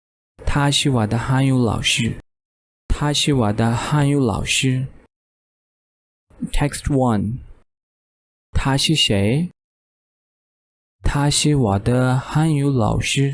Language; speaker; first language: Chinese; non-native, fluent; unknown